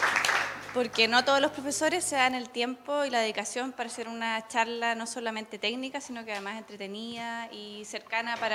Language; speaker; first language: Spanish; native; Spanish